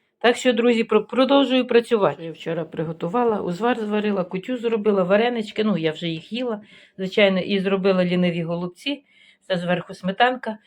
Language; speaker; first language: Ukrainian; native; Ukrainian